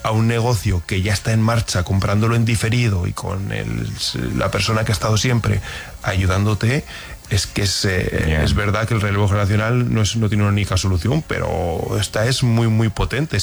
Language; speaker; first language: Spanish; native; Spanish